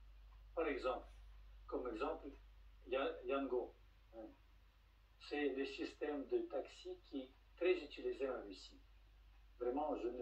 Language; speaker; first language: French; non-native, fluent; Russian